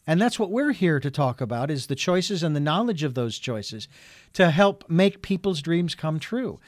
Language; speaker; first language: English; native; English